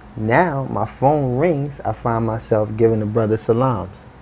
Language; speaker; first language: English; native; English